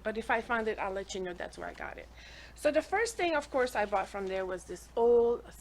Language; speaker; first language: English; native; English